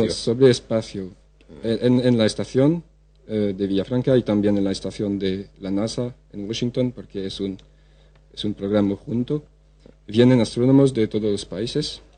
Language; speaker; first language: Spanish; non-native, fluent; French